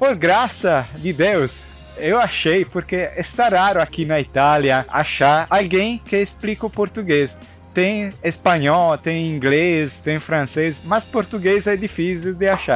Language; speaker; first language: Portuguese; non-native, fluent; Italian